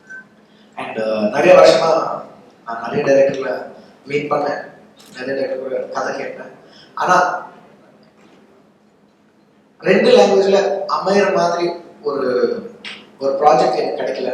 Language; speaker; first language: Tamil; non-native, local second language; Telugu